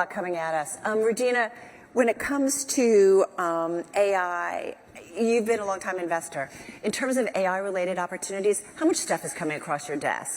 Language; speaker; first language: English; native; English